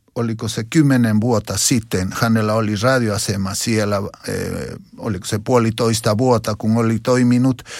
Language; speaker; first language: Finnish; non-native, learner; Spanish